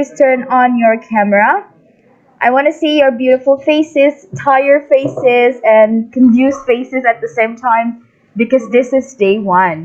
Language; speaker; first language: English; non-native, fluent; Indonesian